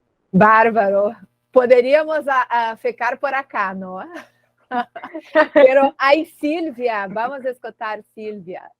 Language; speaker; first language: Spanish; non-native, learner; Portuguese